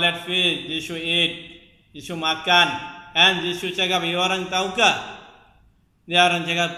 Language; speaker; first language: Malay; non-native, local second language; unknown